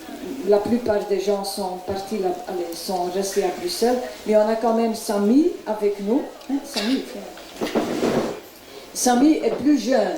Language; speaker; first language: French; non-native, local second language; Dutch